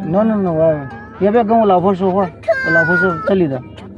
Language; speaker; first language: Chinese; non-native, fluent; Hindi